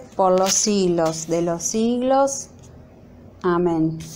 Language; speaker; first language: Spanish; native; Spanish